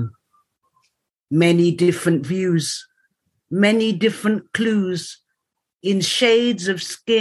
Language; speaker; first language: English; native; English